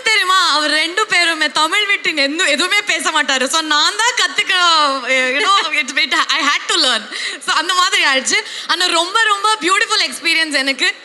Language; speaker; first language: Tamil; non-native, learner; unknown